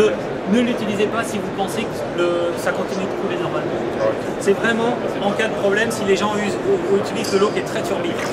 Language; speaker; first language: French; native; French